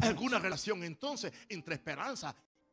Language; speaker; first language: Spanish; native; Spanish